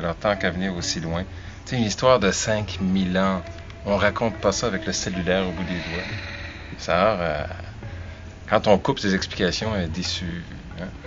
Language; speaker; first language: French; native; French